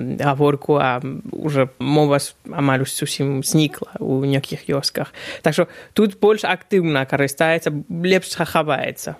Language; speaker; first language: Belarusian; non-native, fluent; German